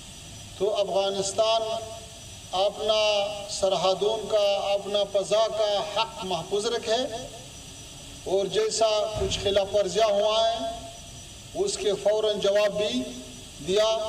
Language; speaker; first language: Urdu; non-native, fluent; Pashto